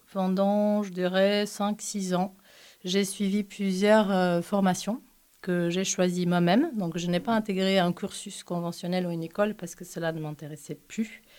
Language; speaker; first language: French; non-native, fluent; Portuguese